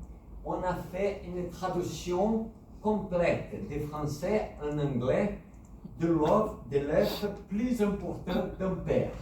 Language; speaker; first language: French; non-native, fluent; Portuguese